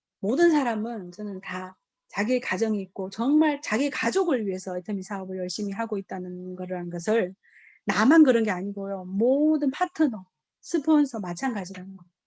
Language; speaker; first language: Korean; native; Korean